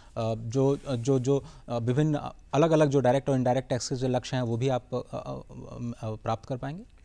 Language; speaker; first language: Hindi; native; Hindi